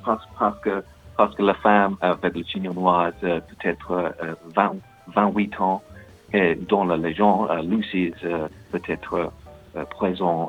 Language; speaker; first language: French; non-native, learner; English